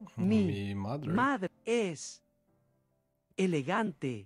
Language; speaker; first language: Spanish; non-native, learner; English